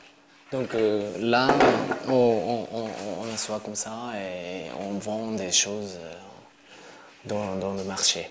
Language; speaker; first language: French; non-native, learner; Japanese